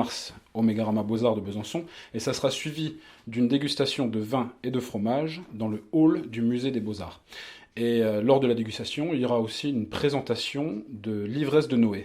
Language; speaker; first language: French; native; French